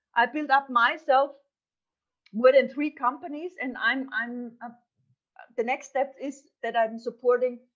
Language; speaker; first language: English; non-native, fluent; German